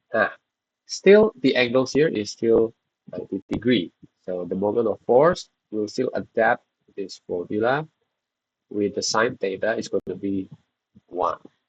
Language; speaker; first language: English; non-native, fluent; Indonesian